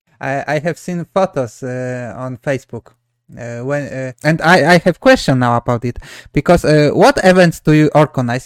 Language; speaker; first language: English; non-native, learner; Polish